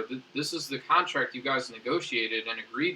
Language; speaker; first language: English; native; English